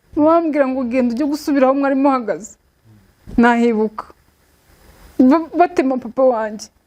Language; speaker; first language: Kinyarwanda; native; Kinyarwanda